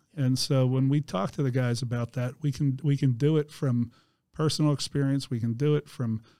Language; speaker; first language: English; native; English